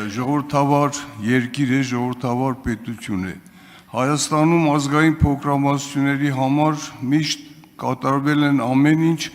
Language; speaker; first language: Armenian; non-native, local second language; Kurdish